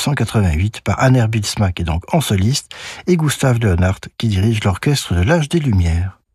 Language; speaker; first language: French; native; French